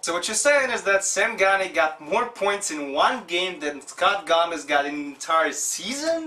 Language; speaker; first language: English; non-native, fluent; Russian